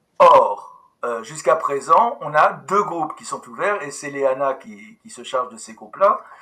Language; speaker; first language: French; native; French